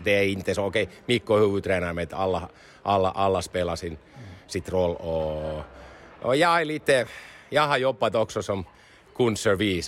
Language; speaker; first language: Swedish; non-native, learner; Finnish